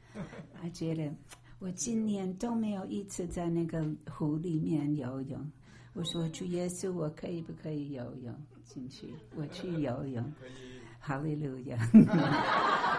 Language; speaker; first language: Chinese; non-native, fluent; English